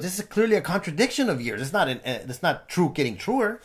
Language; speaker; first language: English; early bilingual, other home language; Spanish